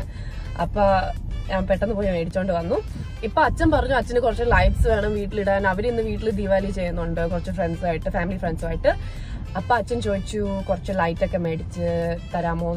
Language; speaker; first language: Malayalam; early bilingual, heritage; Malayalam